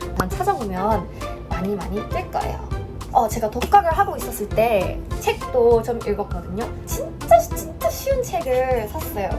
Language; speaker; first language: Korean; non-native, fluent; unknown